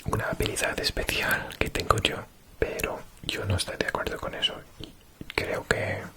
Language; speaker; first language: Spanish; non-native, fluent; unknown